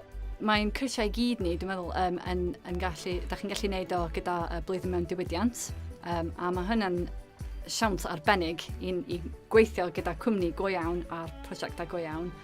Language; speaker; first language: Welsh; non-native, local second language; English